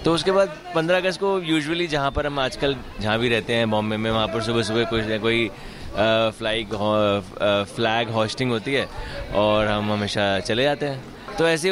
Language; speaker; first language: Hindi; native; Hindi